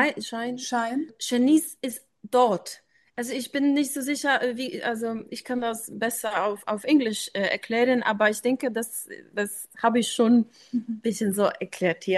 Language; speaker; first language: German; non-native, learner; English